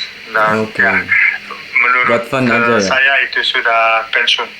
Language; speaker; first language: Indonesian; non-native, learner; Dutch